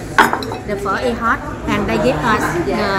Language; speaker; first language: English; non-native, learner; Vietnamese